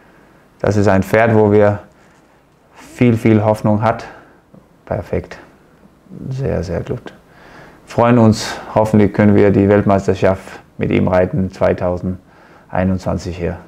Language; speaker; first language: German; non-native, fluent; Danish